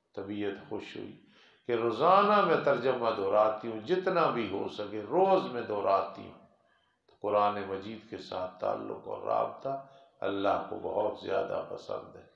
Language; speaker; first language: Urdu; non-native, local second language; Punjabi